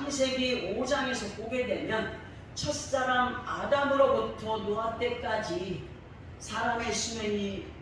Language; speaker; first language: Korean; native; Korean